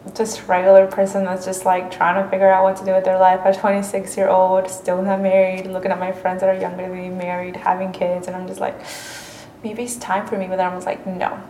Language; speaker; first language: English; early bilingual, other home language; Spanish